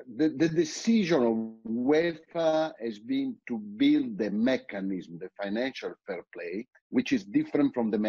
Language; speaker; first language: English; non-native, fluent; Italian